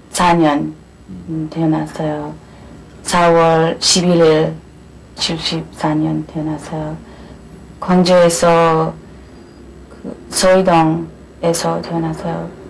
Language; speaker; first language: Korean; early bilingual, heritage; English